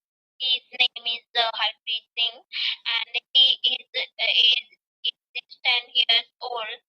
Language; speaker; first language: English; non-native, learner; Punjabi